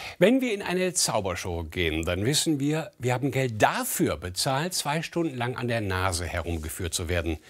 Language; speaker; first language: German; native; German